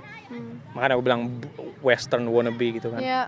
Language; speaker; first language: Indonesian; native; Indonesian